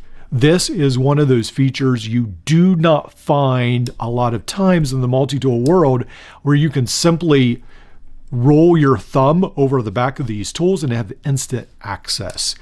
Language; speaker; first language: English; native; English